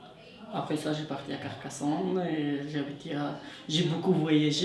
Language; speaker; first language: French; non-native, learner; Persian